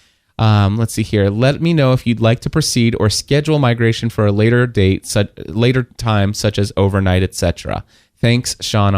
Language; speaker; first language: English; native; English